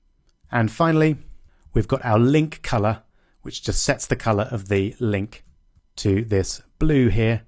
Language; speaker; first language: English; native; English